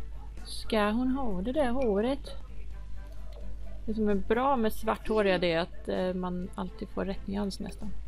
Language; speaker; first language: Swedish; native; Swedish